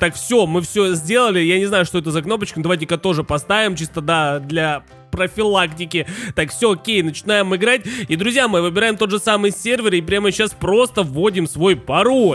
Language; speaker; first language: Russian; native; Russian